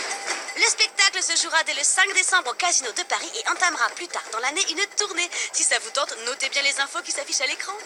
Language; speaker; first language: French; native; French